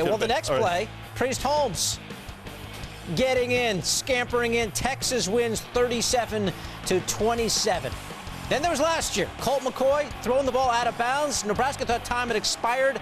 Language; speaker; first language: English; native; English